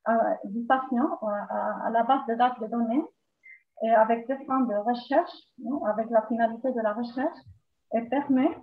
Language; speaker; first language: French; non-native, fluent; Spanish